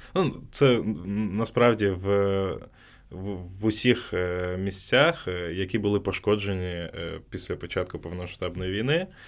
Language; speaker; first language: Ukrainian; non-native, local second language; Crimean Tatar